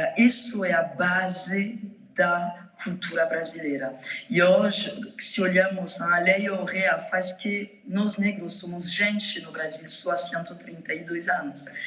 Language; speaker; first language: Portuguese; non-native, fluent; French